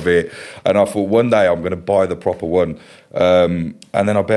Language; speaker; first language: English; native; English